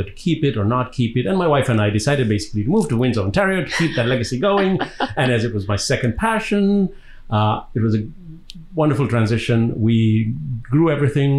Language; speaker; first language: English; non-native, local second language; Gujarati